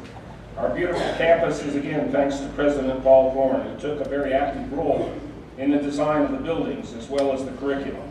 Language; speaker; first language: English; native; English